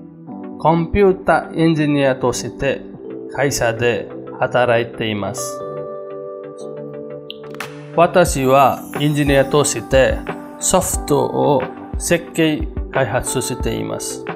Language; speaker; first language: Japanese; non-native, learner; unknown